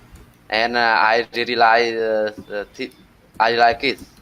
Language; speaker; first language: English; non-native, learner; Vietnamese